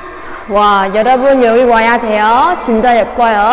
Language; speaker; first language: Korean; non-native, learner; Vietnamese